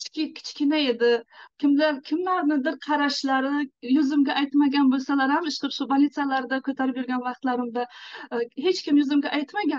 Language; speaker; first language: Uzbek; non-native, local second language; Tajik